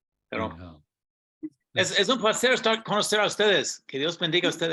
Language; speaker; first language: Spanish; non-native, fluent; English